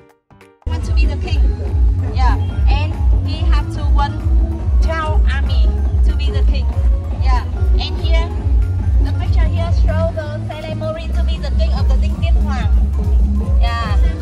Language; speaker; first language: English; non-native, fluent; Vietnamese